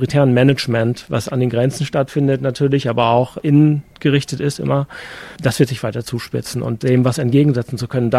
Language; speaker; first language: German; native; German